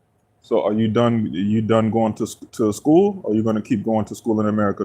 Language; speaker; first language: English; native; English